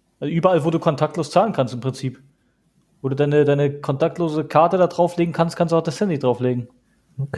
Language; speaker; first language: German; native; German